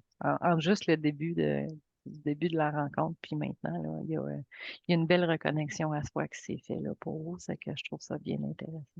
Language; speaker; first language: French; native; French